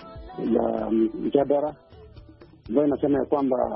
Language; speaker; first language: Swahili; non-native, local second language; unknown